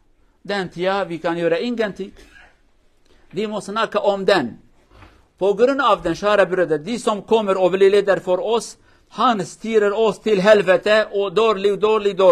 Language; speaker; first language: Norwegian; non-native, fluent; Kurdish